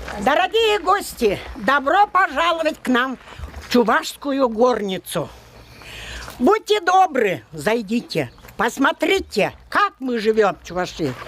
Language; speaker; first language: Russian; non-native, local second language; Chuvash